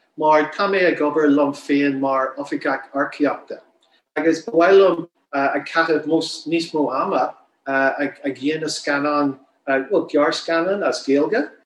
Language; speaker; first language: Irish; non-native, local second language; English